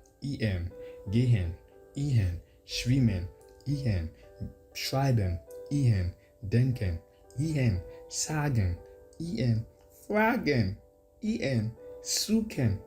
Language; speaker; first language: German; non-native, learner; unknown